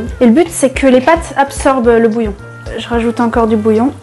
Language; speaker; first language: French; native; French